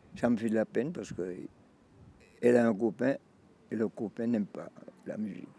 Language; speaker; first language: French; native; French